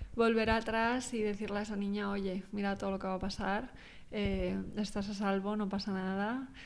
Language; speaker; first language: Spanish; native; Spanish